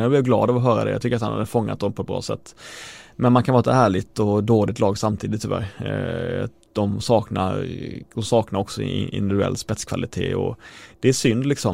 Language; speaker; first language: Swedish; native; Swedish